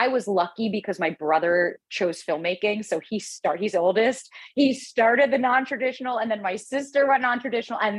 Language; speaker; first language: English; native; English